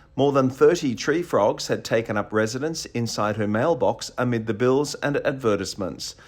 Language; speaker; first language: English; native; English